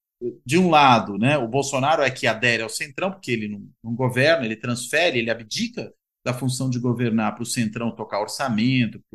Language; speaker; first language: Portuguese; native; Portuguese